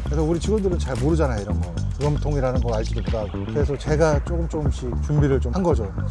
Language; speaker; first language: Korean; native; Korean